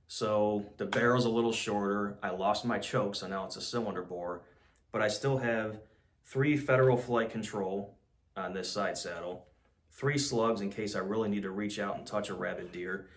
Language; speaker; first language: English; native; English